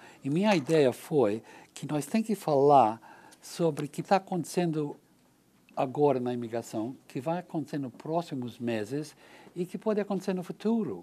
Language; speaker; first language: Portuguese; non-native, learner; English